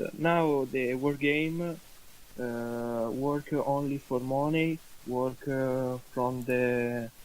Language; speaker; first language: English; non-native, learner; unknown